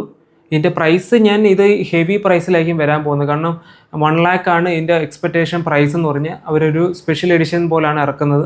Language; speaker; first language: Malayalam; native; Malayalam